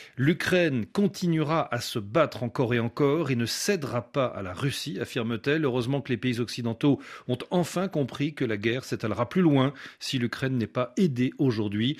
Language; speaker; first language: French; native; French